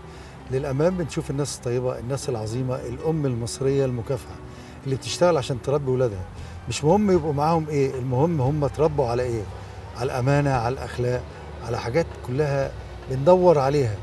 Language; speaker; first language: Arabic; native; Arabic